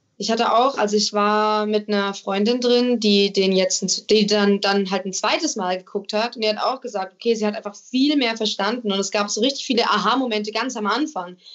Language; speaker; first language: German; early bilingual, other home language; English